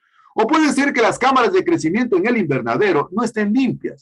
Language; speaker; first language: Spanish; native; Spanish